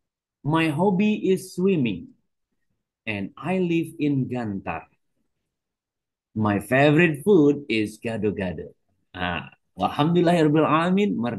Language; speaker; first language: English; non-native, learner; Indonesian